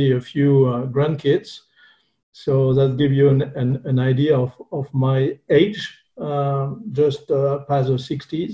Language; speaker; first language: English; non-native, fluent; French